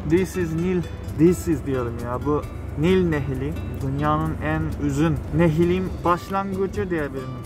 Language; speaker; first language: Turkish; non-native, fluent; Japanese